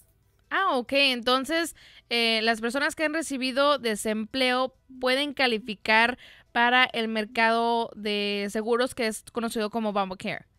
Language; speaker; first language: Spanish; native; Spanish